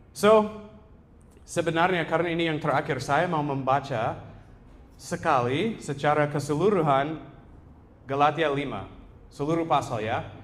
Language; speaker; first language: Indonesian; non-native, fluent; English